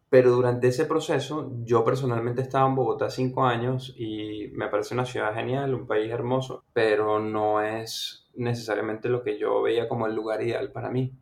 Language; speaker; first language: Spanish; native; Spanish